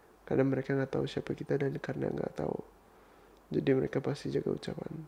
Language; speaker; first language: Indonesian; early bilingual, heritage; Indonesian